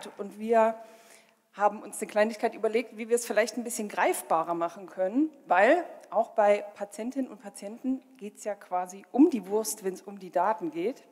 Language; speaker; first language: German; native; German